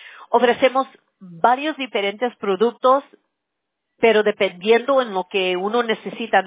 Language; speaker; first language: Spanish; early bilingual, other home language; English